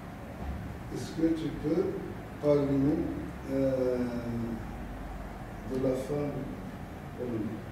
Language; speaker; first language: French; non-native, learner; Arabic